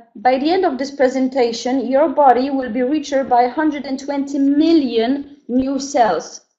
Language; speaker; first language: English; non-native, fluent; Polish